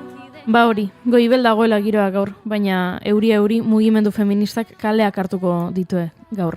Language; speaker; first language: Basque; native; Basque